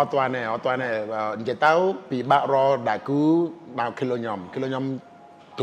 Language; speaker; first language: Khmer; non-native, fluent; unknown